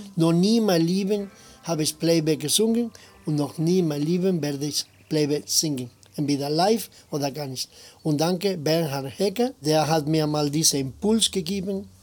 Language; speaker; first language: German; non-native, fluent; Spanish